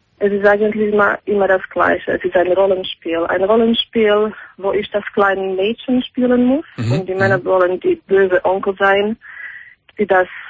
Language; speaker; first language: German; non-native, fluent; Slovak